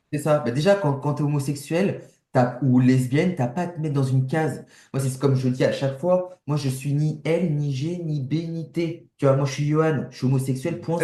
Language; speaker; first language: French; native; French